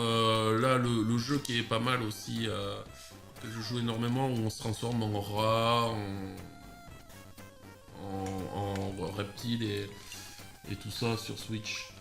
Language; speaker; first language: French; native; French